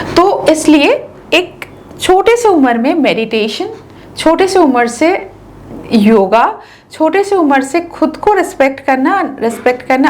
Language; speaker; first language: Hindi; non-native, local second language; Bangla